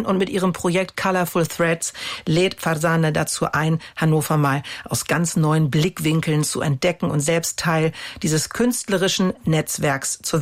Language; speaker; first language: German; native; German